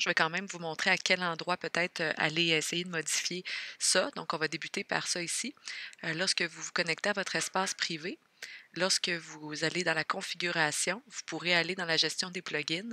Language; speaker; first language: French; native; French